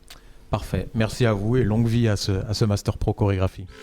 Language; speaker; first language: French; native; French